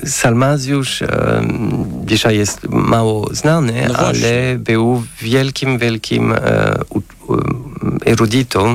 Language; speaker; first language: Polish; non-native, fluent; French